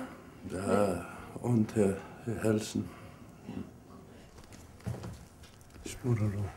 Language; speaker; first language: Danish; non-native, local second language; Kalaallisut